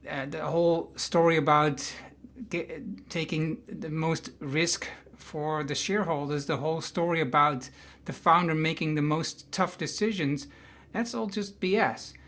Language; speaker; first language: English; non-native, fluent; Dutch